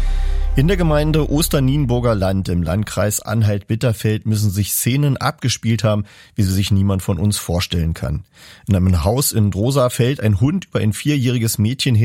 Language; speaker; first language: German; native; German